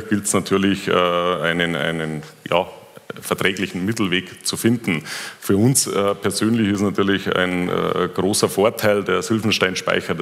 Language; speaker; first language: German; native; German